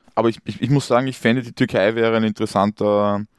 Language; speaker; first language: German; native; German